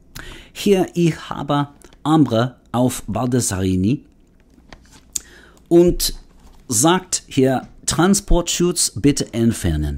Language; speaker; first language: German; non-native, learner; English